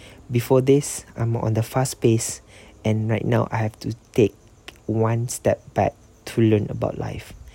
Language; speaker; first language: English; non-native, local second language; Malay